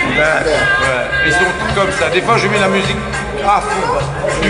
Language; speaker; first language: French; non-native, local second language; Morisyen